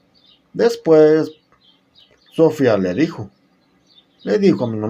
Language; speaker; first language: Spanish; native; Spanish